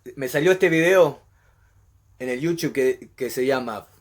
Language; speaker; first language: Spanish; early bilingual, heritage; Spanish